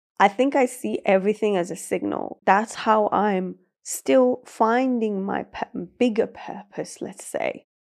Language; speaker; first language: English; early bilingual, other home language; Persian